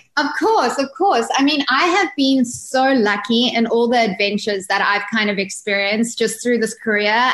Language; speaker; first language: English; native; English